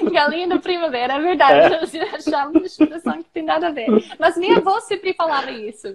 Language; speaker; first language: English; native; English